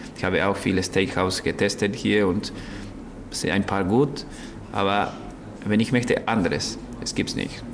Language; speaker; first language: German; non-native, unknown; Spanish